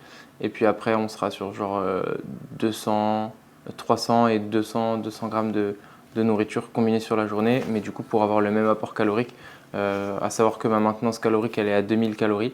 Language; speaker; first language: French; native; French